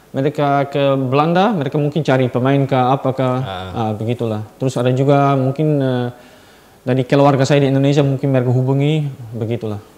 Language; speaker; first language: Indonesian; non-native, fluent; Dutch